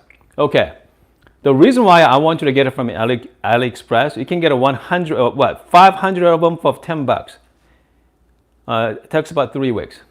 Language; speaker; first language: English; non-native, fluent; Korean